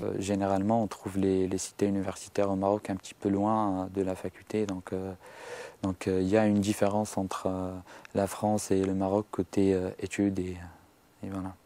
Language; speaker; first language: French; non-native, local second language; Arabic